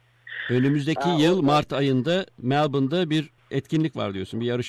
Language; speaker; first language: Turkish; native; Turkish